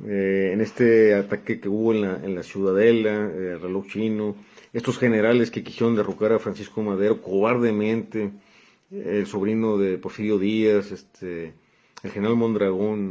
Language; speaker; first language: Spanish; native; Spanish